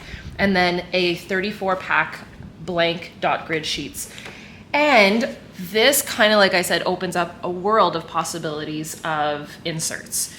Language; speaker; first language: English; native; English